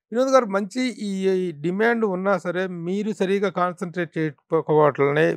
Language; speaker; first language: Telugu; native; Telugu